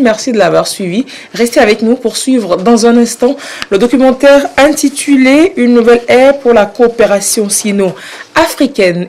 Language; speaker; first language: French; native; French